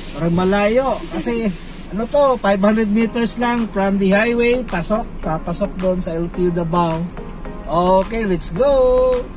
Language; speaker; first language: Filipino; non-native, local second language; Cebuano